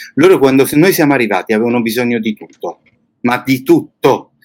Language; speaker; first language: Italian; native; Italian